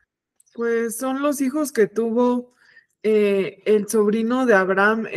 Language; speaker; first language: Spanish; native; Spanish